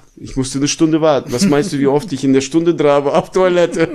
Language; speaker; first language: German; early bilingual, other home language; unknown